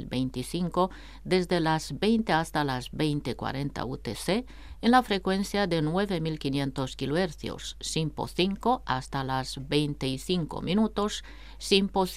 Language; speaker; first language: Spanish; non-native, fluent; Romanian